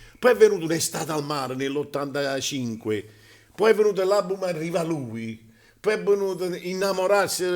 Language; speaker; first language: Italian; native; Italian